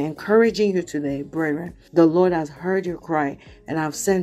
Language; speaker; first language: English; non-native, local second language; Yoruba